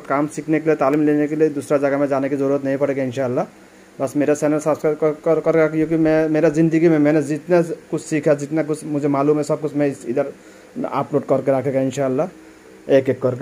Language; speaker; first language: Hindi; non-native, fluent; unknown